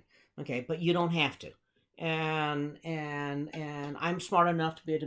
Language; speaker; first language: English; native; English